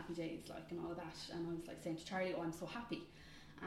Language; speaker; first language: English; native; English